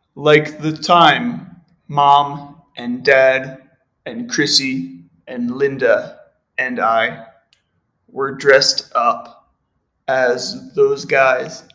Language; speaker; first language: English; native; English